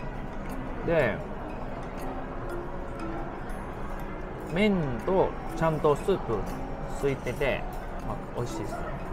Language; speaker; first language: Japanese; non-native, fluent; Cantonese